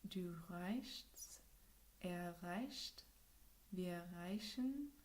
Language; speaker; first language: German; non-native, learner; English